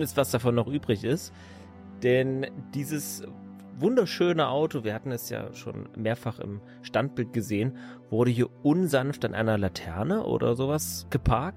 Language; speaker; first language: German; native; German